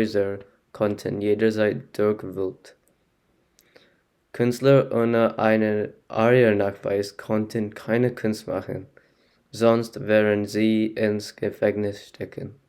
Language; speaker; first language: German; non-native, learner; English